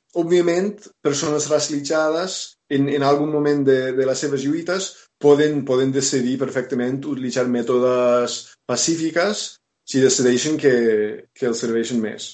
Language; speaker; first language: Catalan; non-native, fluent; English